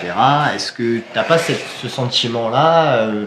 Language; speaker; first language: French; native; French